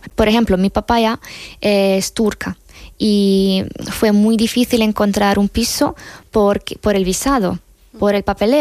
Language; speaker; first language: Spanish; non-native, fluent; Hungarian